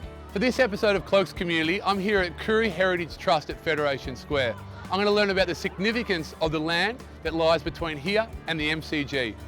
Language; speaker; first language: English; native; English